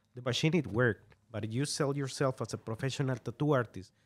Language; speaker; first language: English; non-native, fluent; Spanish